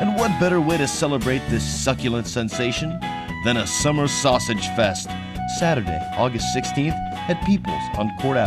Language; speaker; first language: English; native; English